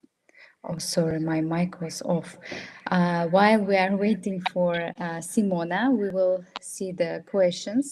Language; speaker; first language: English; non-native, fluent; Russian